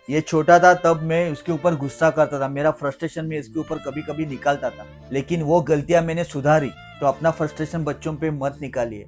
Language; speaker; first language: Hindi; non-native, local second language; Marathi